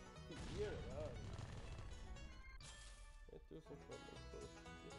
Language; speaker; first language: Swedish; native; Swedish